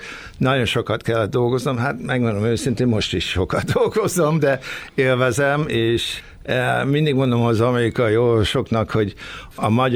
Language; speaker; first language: Hungarian; early bilingual, heritage; Hungarian